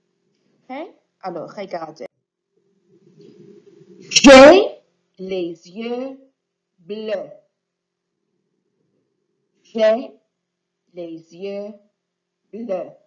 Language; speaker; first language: French; non-native, fluent; English